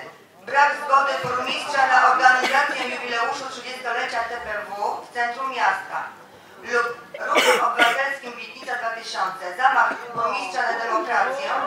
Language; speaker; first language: Polish; native; Polish